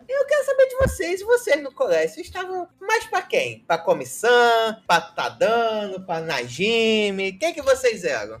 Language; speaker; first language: Portuguese; native; Portuguese